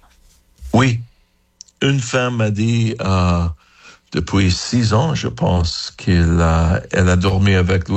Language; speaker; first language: French; non-native, fluent; English